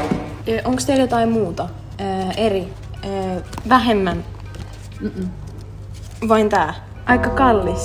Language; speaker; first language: Finnish; non-native, learner; Russian